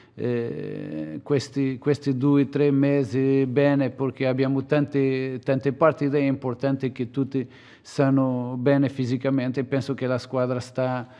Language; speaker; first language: Italian; non-native, fluent; Portuguese